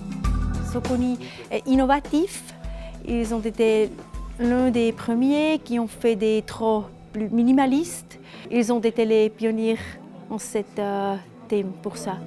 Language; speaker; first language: French; non-native, fluent; German